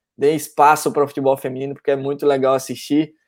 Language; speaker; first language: Portuguese; native; Portuguese